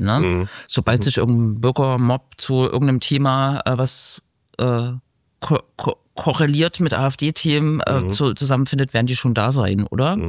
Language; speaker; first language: German; native; German